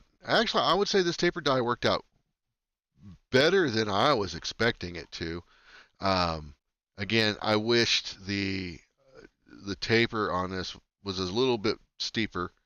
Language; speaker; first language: English; native; English